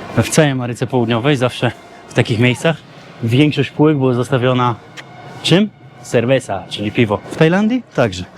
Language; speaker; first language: Polish; native; Polish